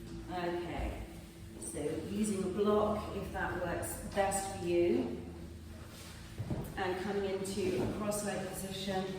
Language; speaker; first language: English; native; English